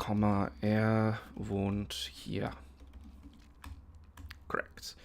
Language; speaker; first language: German; non-native, fluent; English